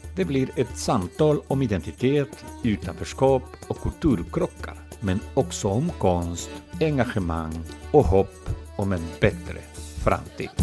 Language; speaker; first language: Swedish; non-native, fluent; Spanish